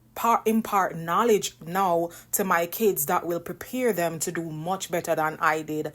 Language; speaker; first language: English; native; English